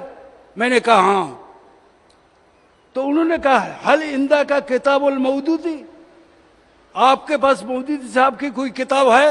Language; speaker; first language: Urdu; non-native, fluent; Bangla